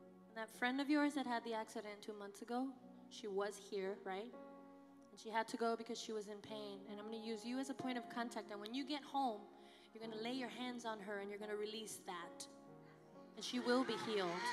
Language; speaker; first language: English; early bilingual, other home language; Spanish